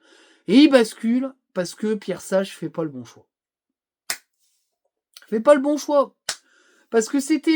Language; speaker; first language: French; native; French